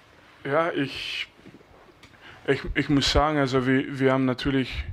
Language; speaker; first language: German; non-native, fluent; French